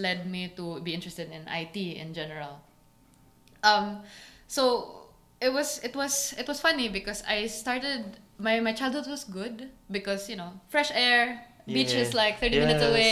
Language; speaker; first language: English; non-native, local second language; Cebuano